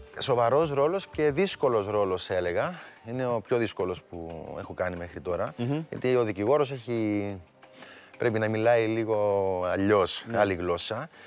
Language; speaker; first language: Greek; native; Greek